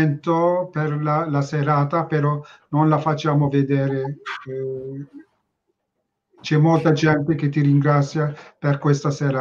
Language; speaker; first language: Italian; non-native, learner; Turkish